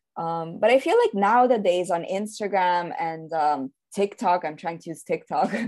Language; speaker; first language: English; early bilingual, heritage; Italian